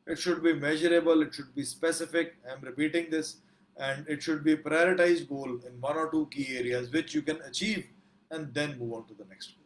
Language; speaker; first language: English; non-native, local second language; Punjabi